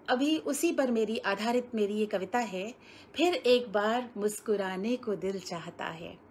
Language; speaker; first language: Hindi; native; Hindi